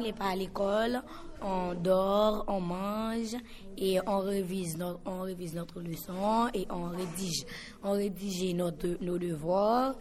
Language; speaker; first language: French; non-native, local second language; Haitian Creole